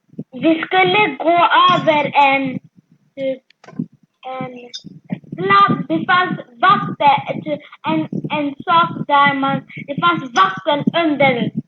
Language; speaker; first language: Swedish; early bilingual, other home language; French